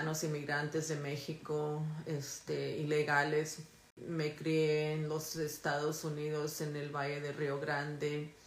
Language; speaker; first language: English; early bilingual, other home language; Spanish